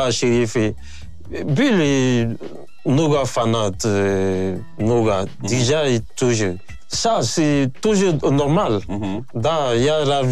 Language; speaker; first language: Russian; non-native, learner; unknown